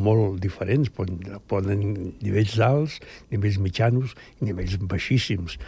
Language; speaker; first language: Catalan; native; Catalan